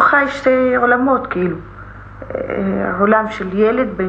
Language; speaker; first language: Hebrew; non-native, local second language; Arabic